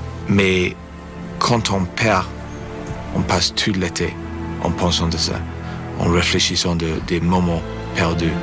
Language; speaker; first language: French; non-native, fluent; English